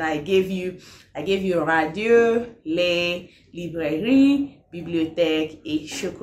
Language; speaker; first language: French; non-native, fluent; English